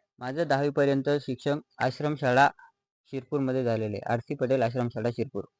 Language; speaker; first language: Marathi; non-native, local second language; Bhili